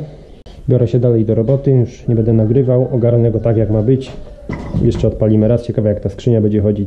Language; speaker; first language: Polish; native; Polish